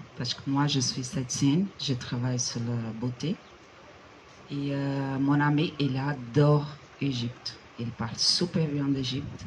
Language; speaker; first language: French; non-native, fluent; Portuguese